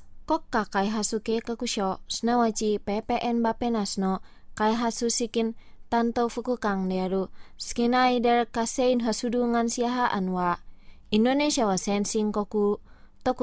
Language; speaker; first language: Japanese; non-native, fluent; Indonesian